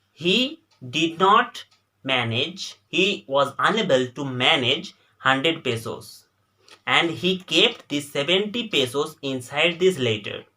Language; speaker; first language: English; non-native, local second language; Bangla